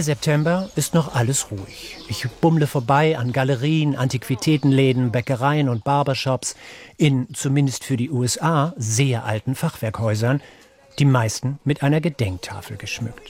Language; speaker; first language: German; native; German